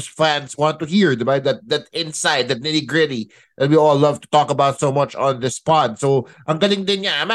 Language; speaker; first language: English; non-native, local second language; Filipino